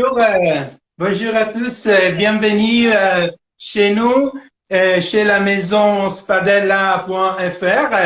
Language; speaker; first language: French; non-native, fluent; Italian